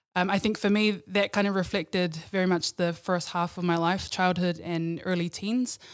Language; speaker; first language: English; early bilingual, other home language; Samoan